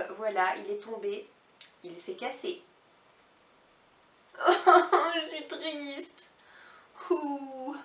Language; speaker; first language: French; native; French